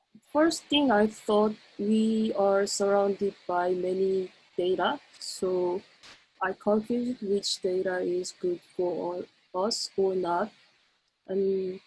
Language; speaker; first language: English; non-native, learner; Korean